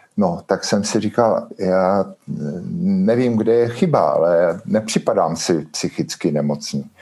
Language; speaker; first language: Czech; native; Czech